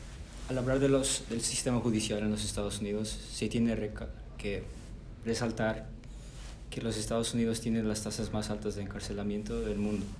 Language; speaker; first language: Spanish; early bilingual, heritage; Spanish